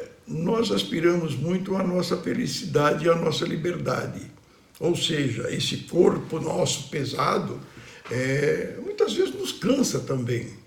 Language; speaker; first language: Portuguese; native; Portuguese